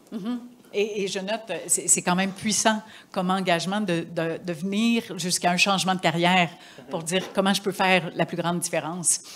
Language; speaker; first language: French; native; French